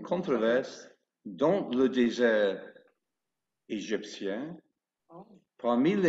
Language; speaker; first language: French; non-native, fluent; English